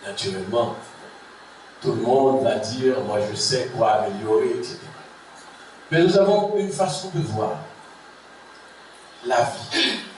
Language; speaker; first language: French; non-native, local second language; Haitian Creole